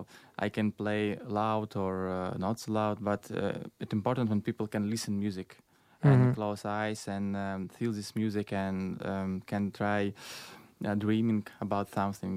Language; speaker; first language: English; non-native, learner; Belarusian